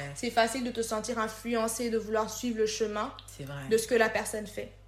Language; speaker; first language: French; non-native, local second language; Lingala